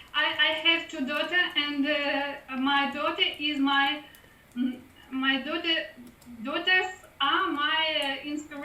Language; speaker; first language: English; non-native, learner; Russian